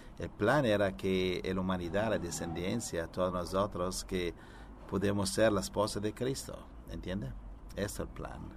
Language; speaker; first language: Spanish; non-native, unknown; Italian